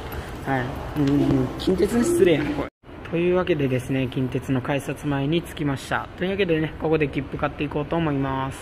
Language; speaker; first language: Japanese; native; Japanese